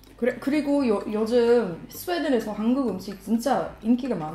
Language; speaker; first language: Korean; non-native, fluent; Swedish